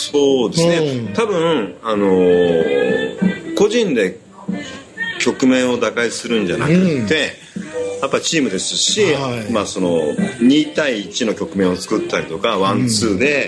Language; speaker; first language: Japanese; native; Japanese